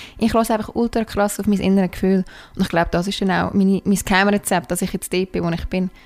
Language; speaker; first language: German; native; German